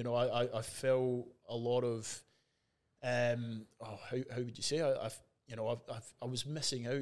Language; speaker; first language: English; native; English